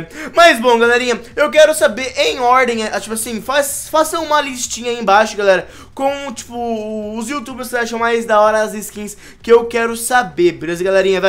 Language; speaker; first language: Portuguese; native; Portuguese